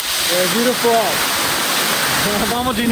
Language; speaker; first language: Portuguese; early bilingual, heritage; English